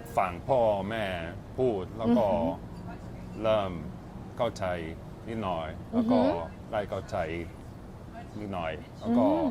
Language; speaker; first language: Thai; non-native, learner; Spanish